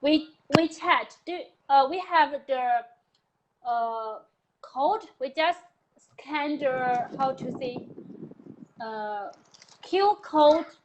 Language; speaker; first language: English; non-native, learner; Chinese